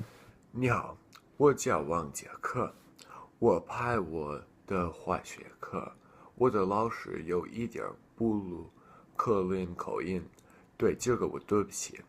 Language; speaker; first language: Chinese; non-native, learner; English